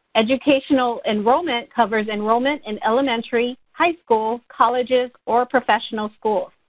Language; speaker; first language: English; native; English